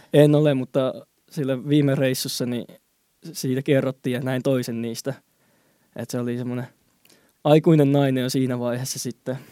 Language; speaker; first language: Finnish; early bilingual, other home language; Chinese